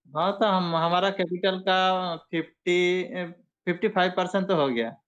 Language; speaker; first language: Hindi; non-native, local second language; Bangla